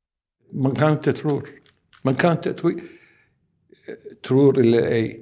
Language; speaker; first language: Swedish; non-native, learner; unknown